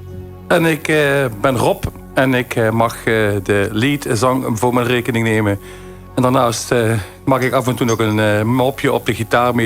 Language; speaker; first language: Dutch; native; Dutch